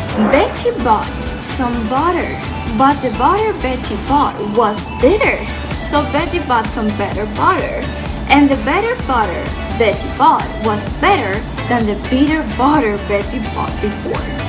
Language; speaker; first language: English; non-native, fluent; Spanish